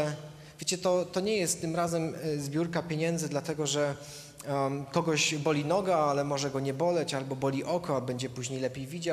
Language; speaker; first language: Polish; native; Polish